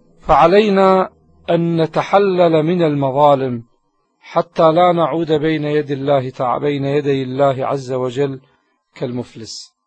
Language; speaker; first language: Arabic; native; Arabic